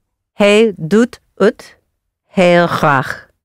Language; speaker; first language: Dutch; non-native, learner; English